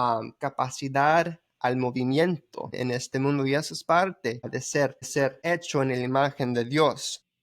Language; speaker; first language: Spanish; early bilingual, heritage; Spanish